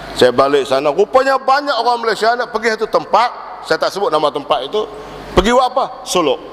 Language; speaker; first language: Malay; native; Malay